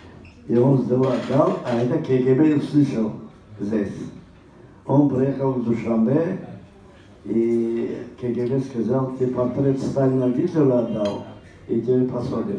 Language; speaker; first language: Russian; non-native, local second language; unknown